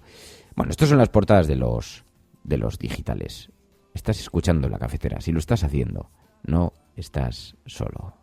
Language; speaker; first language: Spanish; native; Spanish